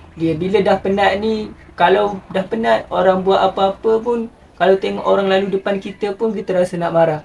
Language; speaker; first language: Malay; native; Malay